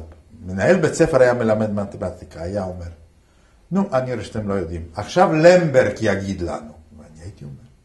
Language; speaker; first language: Hebrew; non-native, fluent; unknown